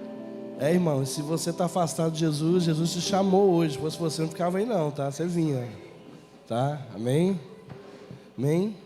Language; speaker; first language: Portuguese; native; Portuguese